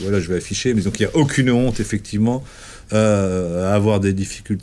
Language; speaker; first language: French; native; French